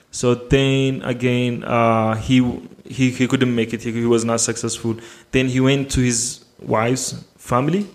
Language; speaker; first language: English; non-native, fluent; Amharic